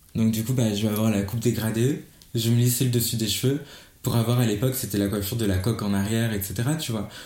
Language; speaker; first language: French; native; French